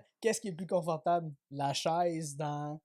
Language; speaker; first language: French; native; French